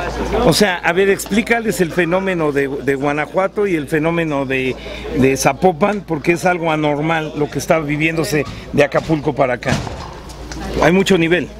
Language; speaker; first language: Spanish; native; Spanish